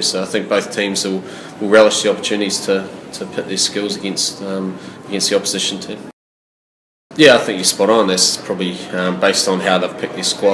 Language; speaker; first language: English; native; English